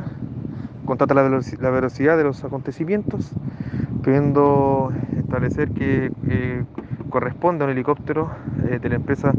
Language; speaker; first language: Spanish; native; Spanish